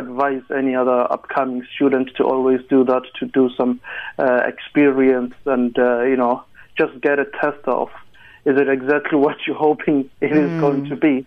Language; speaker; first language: English; non-native, local second language; Tsonga